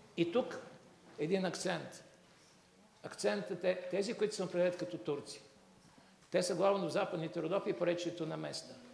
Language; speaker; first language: Bulgarian; native; Bulgarian